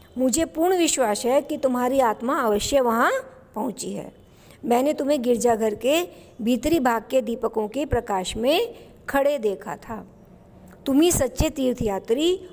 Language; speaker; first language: Hindi; native; Hindi